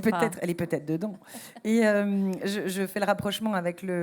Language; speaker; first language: French; native; French